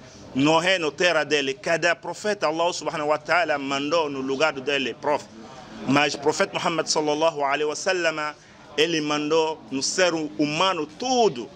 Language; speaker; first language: Portuguese; non-native, learner; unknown